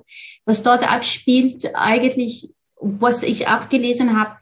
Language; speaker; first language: German; non-native, fluent; Arabic